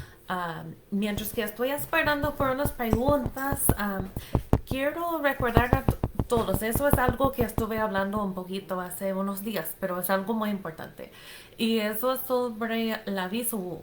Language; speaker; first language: Spanish; non-native, fluent; English